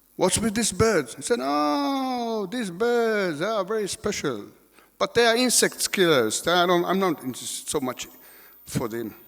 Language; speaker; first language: English; non-native, fluent; Hebrew